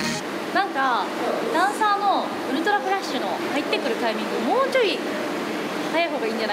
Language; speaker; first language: Japanese; native; Japanese